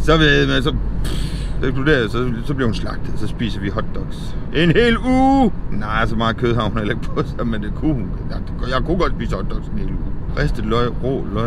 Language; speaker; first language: Danish; native; Danish